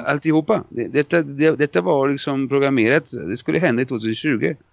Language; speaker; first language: Swedish; non-native, fluent; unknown